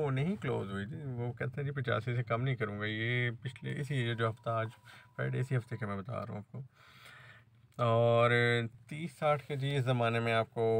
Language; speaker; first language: Urdu; native; Urdu